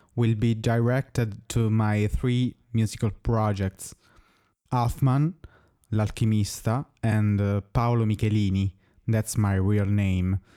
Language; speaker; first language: English; non-native, fluent; Italian